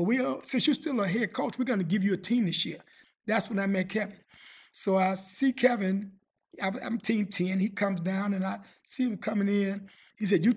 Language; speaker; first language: English; native; English